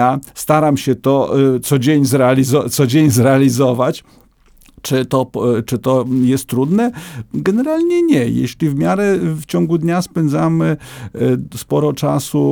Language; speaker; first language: Polish; native; Polish